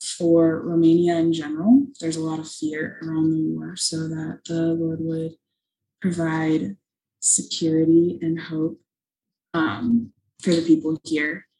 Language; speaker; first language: English; native; English